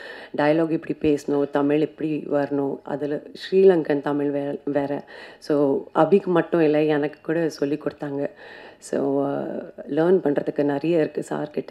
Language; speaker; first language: Tamil; non-native, fluent; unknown